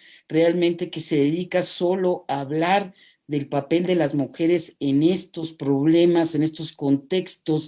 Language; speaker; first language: Spanish; native; Spanish